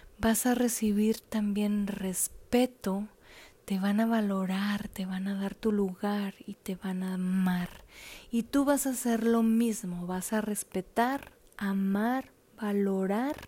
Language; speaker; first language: Spanish; native; Spanish